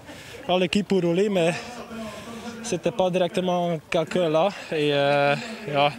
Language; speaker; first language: French; non-native, learner; Dutch